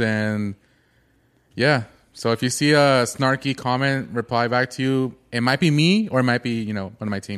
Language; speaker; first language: English; early bilingual, other home language; Spanish